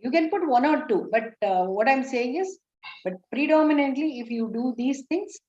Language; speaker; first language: English; non-native, local second language; Kannada